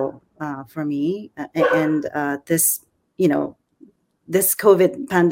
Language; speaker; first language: English; non-native, fluent; Japanese